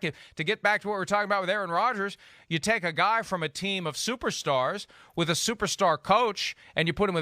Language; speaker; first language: English; native; English